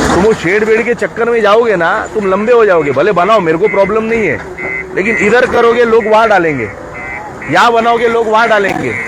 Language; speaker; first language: Hindi; non-native, local second language; Marathi